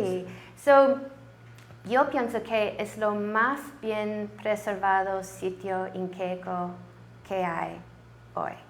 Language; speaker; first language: Spanish; non-native, learner; English